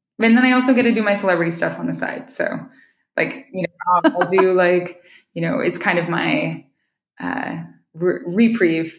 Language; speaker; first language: English; native; English